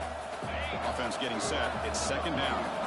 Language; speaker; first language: English; native; English